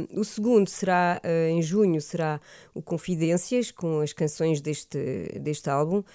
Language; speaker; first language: Portuguese; early bilingual, other home language; French